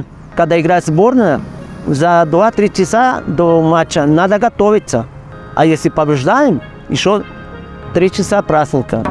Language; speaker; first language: Russian; non-native, fluent; Spanish